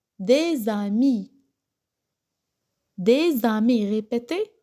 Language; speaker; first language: French; non-native, local second language; Arabic